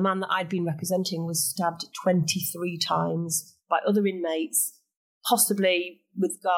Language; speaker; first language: English; native; English